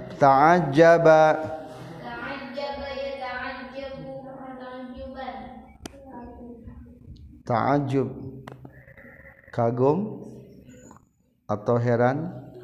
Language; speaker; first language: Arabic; non-native, fluent; Indonesian